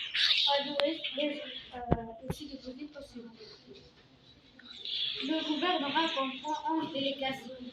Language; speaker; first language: French; non-native, learner; Arabic